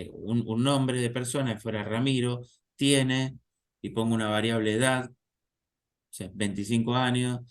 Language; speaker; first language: Spanish; native; Spanish